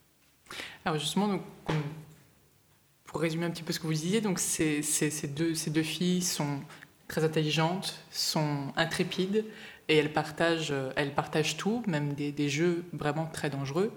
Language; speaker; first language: French; native; French